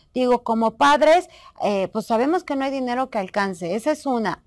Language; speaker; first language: Spanish; native; Spanish